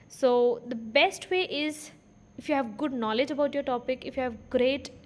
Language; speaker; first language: English; non-native, fluent; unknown